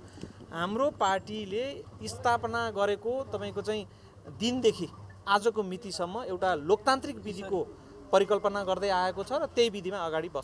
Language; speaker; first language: Nepali; native; Nepali